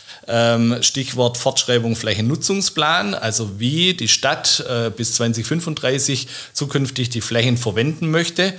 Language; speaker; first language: German; native; German